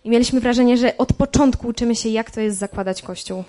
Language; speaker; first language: Polish; native; Polish